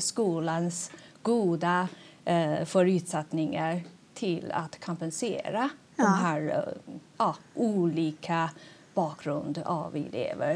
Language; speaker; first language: Swedish; non-native, fluent; Chinese